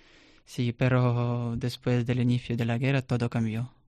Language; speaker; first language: Spanish; non-native, learner; Russian